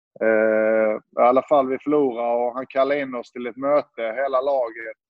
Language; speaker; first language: Swedish; early bilingual, other home language; Serbian